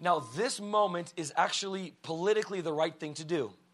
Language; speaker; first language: English; early bilingual, other home language; Russian